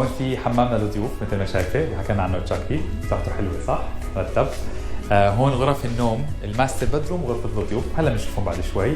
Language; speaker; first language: Arabic; native; Arabic